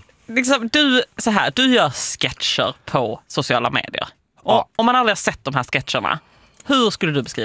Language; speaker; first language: Swedish; native; Swedish